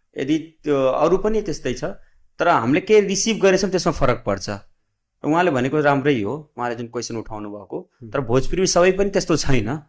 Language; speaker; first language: Nepali; non-native, local second language; Bhojpuri